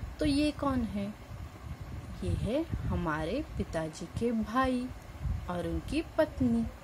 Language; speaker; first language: Hindi; non-native, local second language; Marathi